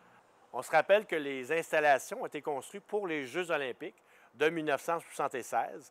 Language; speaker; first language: French; native; French